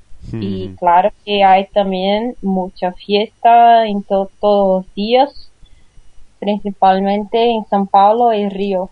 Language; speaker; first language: Spanish; non-native, learner; Portuguese